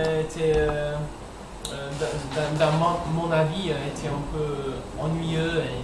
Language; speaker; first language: French; non-native, learner; English